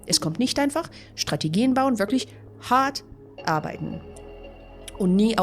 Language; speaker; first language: German; non-native, fluent; Persian